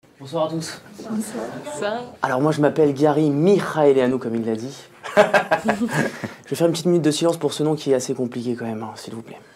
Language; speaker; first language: French; native; French